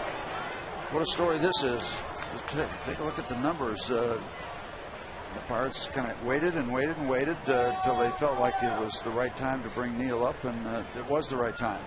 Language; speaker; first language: English; native; English